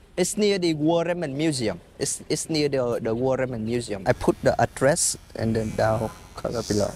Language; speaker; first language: English; non-native, fluent; Vietnamese